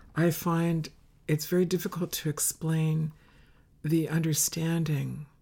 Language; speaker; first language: English; native; English